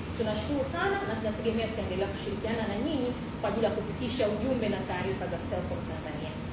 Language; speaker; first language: Swahili; native; Swahili